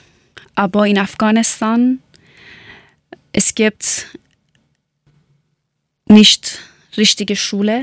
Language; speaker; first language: German; non-native, learner; Persian